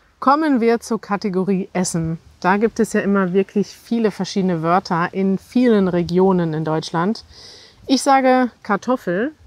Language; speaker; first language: German; native; German